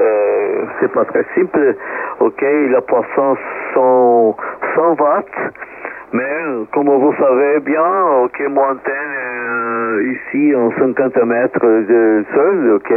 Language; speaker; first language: French; non-native, learner; Portuguese